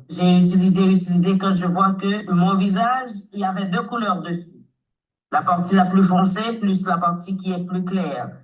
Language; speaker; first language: French; non-native, local second language; Haitian Creole